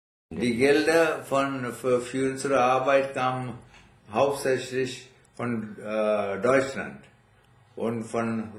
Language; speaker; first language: German; non-native, fluent; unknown